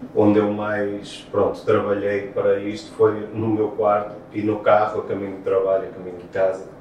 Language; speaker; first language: Portuguese; native; Portuguese